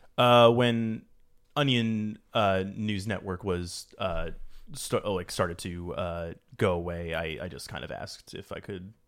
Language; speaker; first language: English; native; English